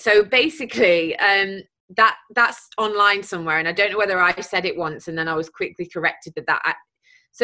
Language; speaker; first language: English; native; English